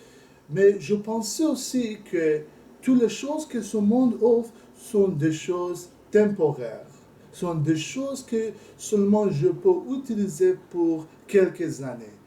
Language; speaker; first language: French; non-native, learner; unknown